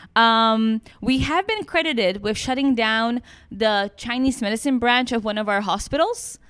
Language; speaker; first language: English; non-native, fluent; Czech